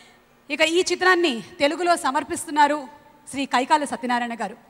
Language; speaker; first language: Telugu; native; Telugu